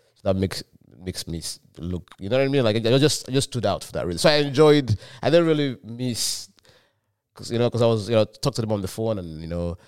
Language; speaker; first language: English; non-native, local second language; Yoruba